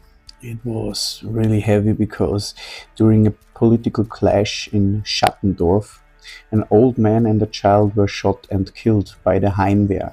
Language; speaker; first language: English; non-native, fluent; German